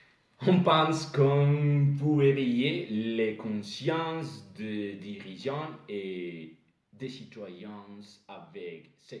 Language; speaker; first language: French; non-native, learner; Spanish